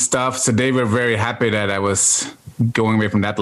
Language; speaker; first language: English; non-native, fluent; Norwegian